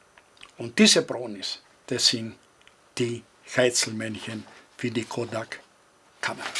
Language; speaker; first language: German; non-native, fluent; Greek